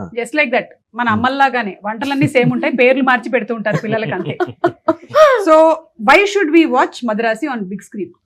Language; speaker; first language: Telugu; non-native, local second language; Malayalam